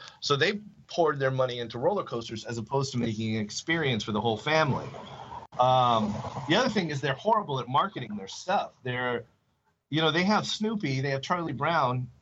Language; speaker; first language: English; native; English